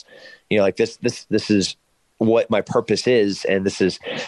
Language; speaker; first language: English; native; English